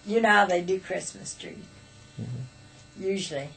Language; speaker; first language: English; native; English